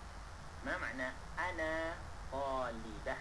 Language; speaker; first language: Arabic; non-native, fluent; Malay